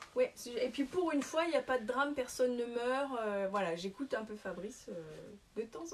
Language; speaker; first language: French; native; French